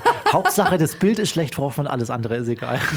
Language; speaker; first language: German; native; German